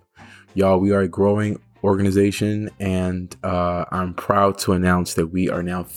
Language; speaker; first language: English; native; English